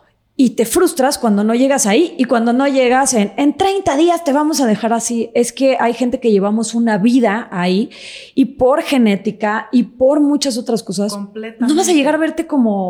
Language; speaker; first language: Spanish; native; Spanish